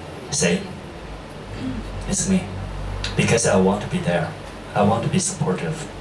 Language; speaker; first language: English; non-native, fluent; Chinese